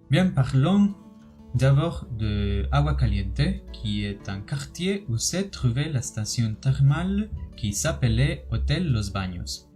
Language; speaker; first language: French; non-native, learner; Spanish